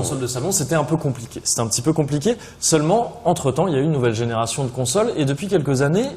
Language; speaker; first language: French; native; French